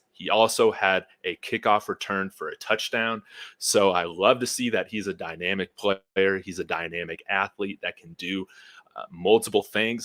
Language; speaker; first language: English; native; English